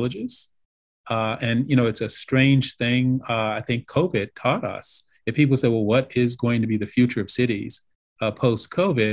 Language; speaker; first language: English; native; English